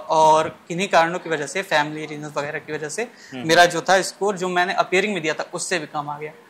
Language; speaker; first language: Hindi; native; Hindi